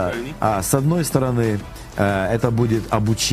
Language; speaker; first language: Polish; non-native, learner; Ukrainian